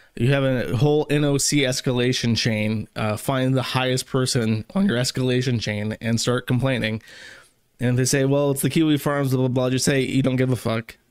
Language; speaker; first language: English; native; English